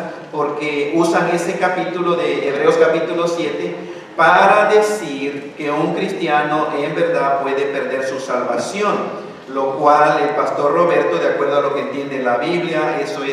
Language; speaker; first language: Spanish; native; Spanish